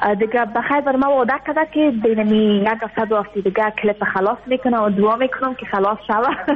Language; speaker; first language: Persian; native; Persian